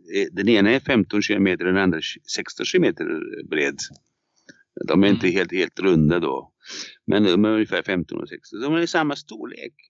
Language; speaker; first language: Swedish; non-native, fluent; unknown